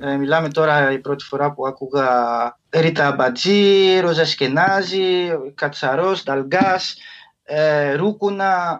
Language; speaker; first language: Greek; early bilingual, other home language; French